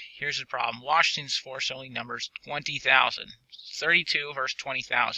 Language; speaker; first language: English; native; English